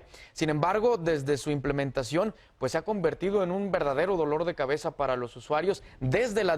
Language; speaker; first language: Spanish; native; Spanish